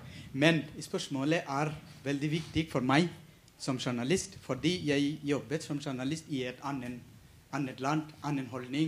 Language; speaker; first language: Norwegian; non-native, learner; Bangla